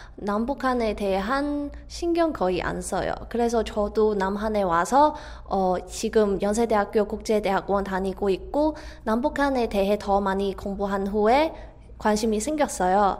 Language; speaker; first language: Korean; non-native, fluent; Cantonese